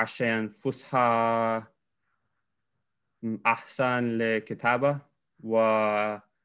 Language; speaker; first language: Arabic; non-native, learner; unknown